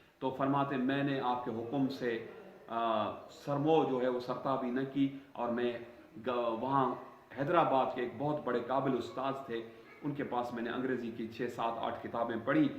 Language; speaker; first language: Urdu; non-native, local second language; Sindhi